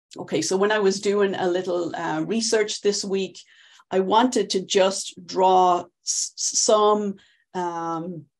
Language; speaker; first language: English; native; English